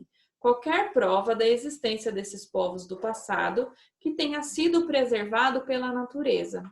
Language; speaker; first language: Portuguese; native; Portuguese